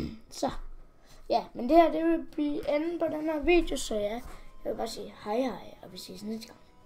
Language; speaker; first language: Danish; native; Danish